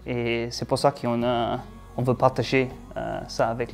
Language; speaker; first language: French; non-native, fluent; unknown